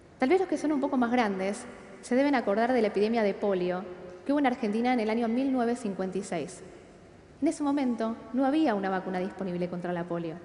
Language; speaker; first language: Spanish; native; Spanish